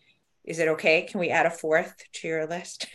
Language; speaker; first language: English; native; English